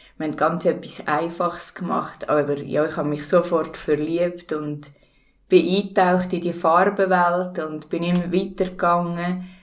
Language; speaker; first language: German; native; German